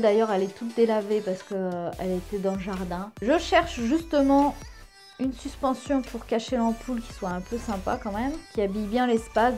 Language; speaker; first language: French; native; French